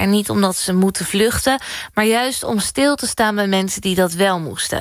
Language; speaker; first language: Dutch; native; Dutch